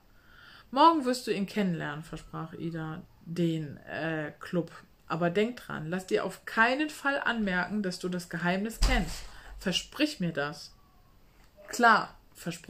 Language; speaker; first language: German; native; German